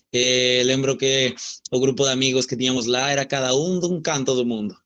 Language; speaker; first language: Portuguese; non-native, learner; Spanish